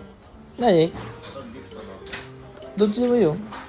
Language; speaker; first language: Japanese; non-native, fluent; Filipino